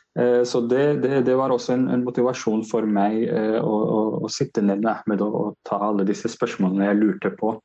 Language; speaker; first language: Norwegian; non-native, fluent; Arabic